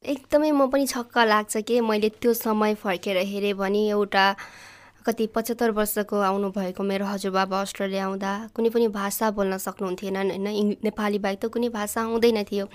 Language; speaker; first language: Nepali; native; Nepali